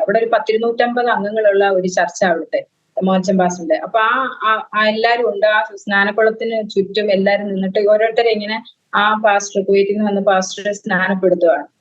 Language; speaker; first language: Malayalam; native; Malayalam